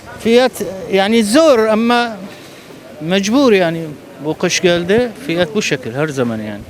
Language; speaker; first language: Turkish; non-native, learner; Arabic